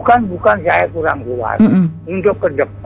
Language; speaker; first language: Indonesian; non-native, local second language; Balinese